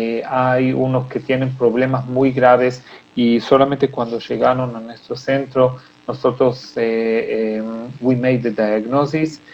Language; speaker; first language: Spanish; non-native, fluent; Hebrew